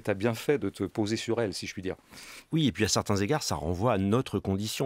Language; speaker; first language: French; native; French